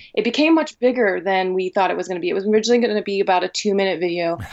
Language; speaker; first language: English; native; English